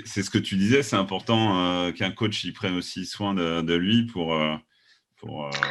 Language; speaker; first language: French; native; French